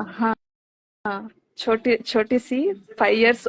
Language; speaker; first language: Hindi; non-native, local second language; Telugu